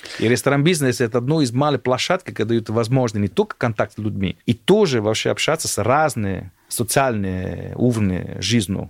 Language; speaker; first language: Russian; non-native, fluent; Italian